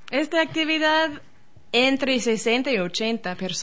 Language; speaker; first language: Spanish; non-native, learner; English